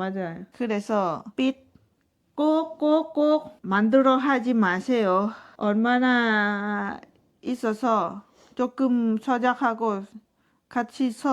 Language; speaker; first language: Korean; non-native, learner; Lao